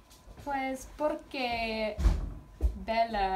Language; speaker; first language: Spanish; non-native, learner; English